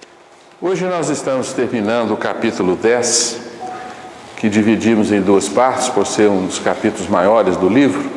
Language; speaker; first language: Portuguese; native; Portuguese